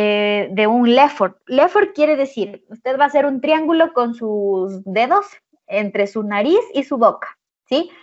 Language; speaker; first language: Spanish; native; Spanish